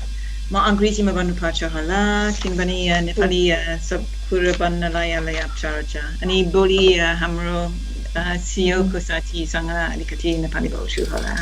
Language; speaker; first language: Nepali; non-native, learner; English